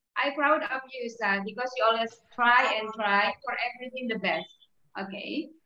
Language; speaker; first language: English; non-native, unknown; Indonesian